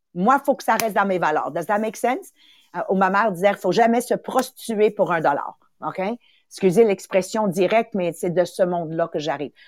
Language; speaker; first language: French; early bilingual, other home language; Italian